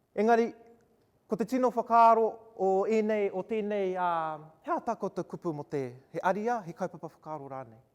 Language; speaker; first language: Māori; non-native, local second language; English